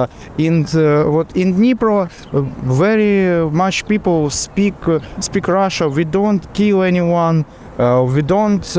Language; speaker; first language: English; non-native, learner; Ukrainian